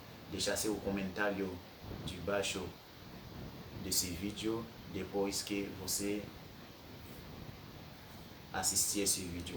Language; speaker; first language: Portuguese; non-native, fluent; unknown